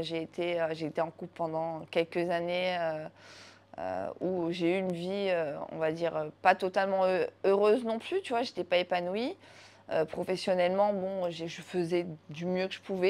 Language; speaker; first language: French; native; French